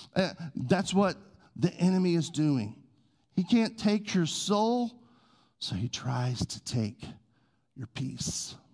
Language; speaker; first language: English; native; English